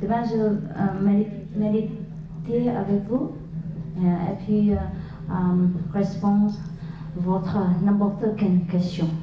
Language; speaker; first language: French; non-native, learner; Vietnamese